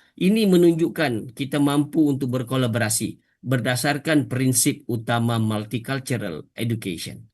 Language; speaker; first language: Malay; native; Malay